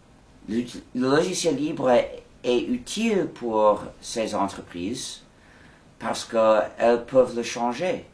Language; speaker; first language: French; non-native, fluent; English